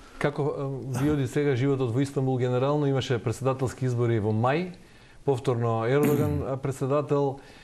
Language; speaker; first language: Macedonian; native; Macedonian